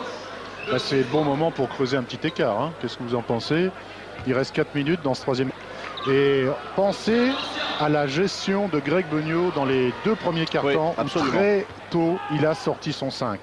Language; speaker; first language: French; native; French